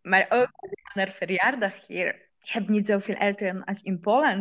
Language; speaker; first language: Dutch; non-native, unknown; Polish